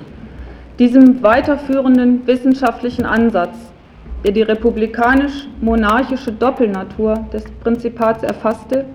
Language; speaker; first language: German; native; German